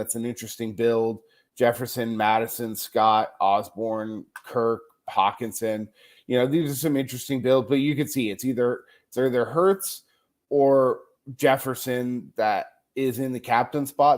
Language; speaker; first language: English; native; English